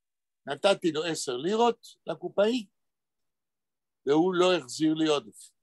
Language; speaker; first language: Hebrew; non-native, fluent; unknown